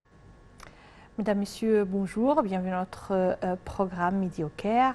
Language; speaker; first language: French; non-native, fluent; Arabic